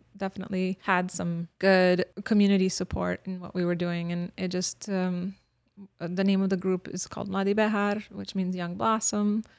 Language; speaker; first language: English; early bilingual, other home language; Bosnian